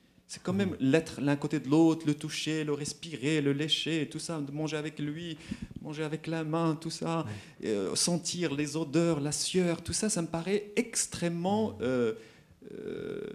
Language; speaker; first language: French; non-native, local second language; Arabic